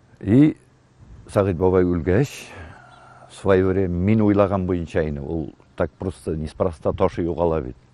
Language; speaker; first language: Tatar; native; Tatar